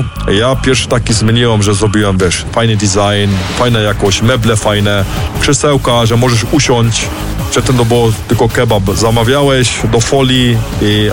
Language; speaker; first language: Polish; early bilingual, heritage; German